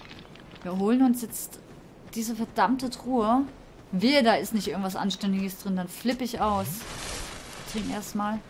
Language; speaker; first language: German; native; German